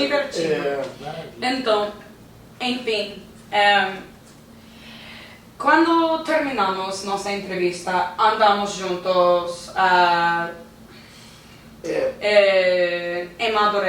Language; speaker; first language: Portuguese; non-native, learner; English